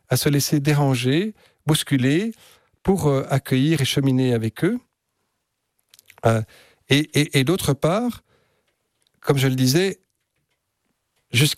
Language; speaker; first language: French; native; French